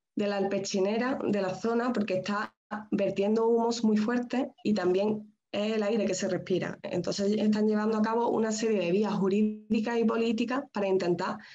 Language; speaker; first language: Spanish; native; Spanish